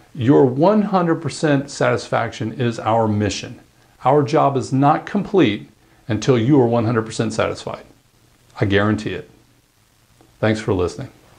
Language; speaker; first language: English; native; English